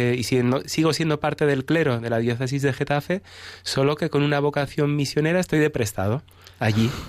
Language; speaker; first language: Spanish; native; Spanish